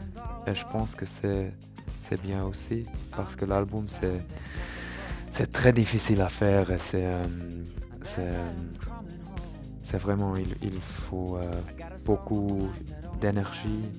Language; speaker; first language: French; non-native, learner; German